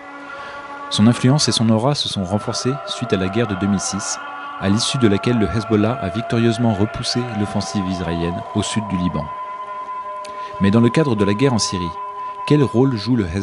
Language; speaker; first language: French; native; French